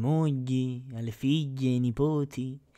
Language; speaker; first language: Italian; native; Italian